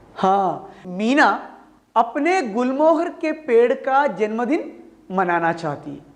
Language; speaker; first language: Hindi; non-native, local second language; Malayalam